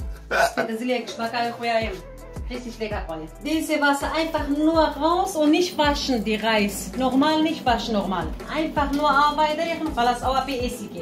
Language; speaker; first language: German; non-native, learner; Kurdish